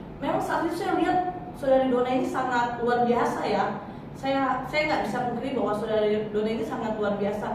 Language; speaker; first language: Indonesian; native; Indonesian